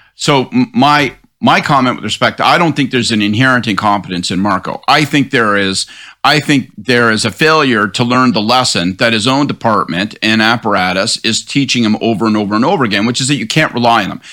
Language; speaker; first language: English; native; English